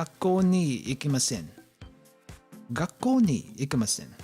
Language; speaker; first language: Japanese; non-native, learner; English